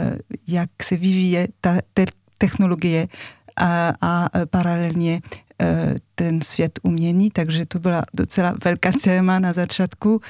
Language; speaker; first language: Czech; non-native, fluent; French